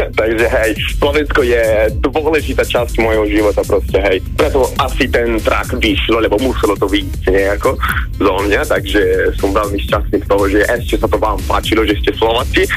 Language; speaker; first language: Slovak; early bilingual, heritage; Italian